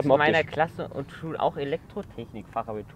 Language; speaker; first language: German; native; German